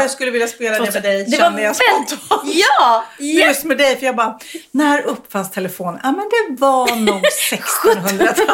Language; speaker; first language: Swedish; native; Swedish